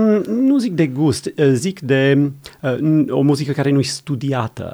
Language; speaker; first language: Romanian; non-native, fluent; English